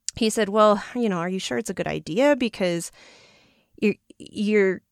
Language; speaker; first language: English; native; English